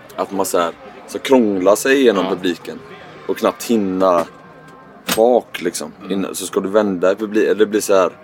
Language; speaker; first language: Swedish; native; Swedish